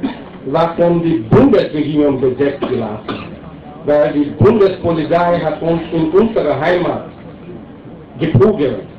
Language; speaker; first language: German; non-native, learner; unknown